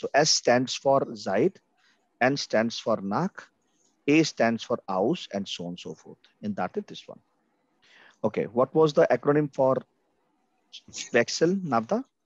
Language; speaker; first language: English; non-native, local second language; Hindi